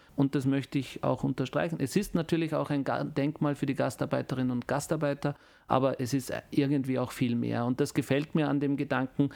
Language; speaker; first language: German; early bilingual, other home language; Turkish